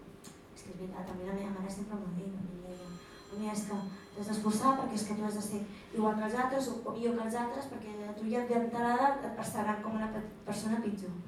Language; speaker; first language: Catalan; early bilingual, other home language; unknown